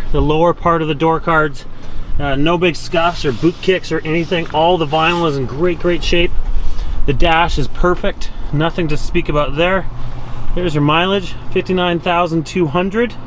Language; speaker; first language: English; native; English